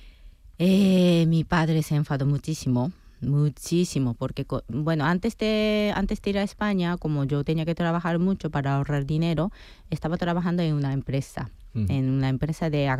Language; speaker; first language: Spanish; non-native, fluent; Japanese